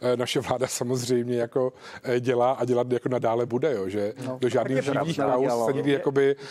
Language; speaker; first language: Czech; native; Czech